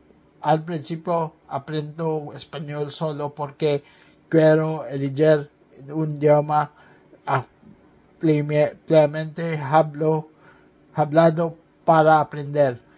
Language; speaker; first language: Spanish; non-native, learner; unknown